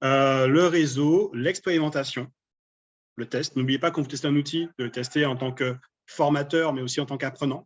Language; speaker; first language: French; native; French